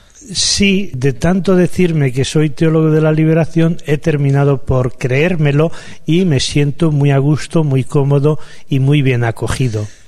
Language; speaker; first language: Spanish; native; Spanish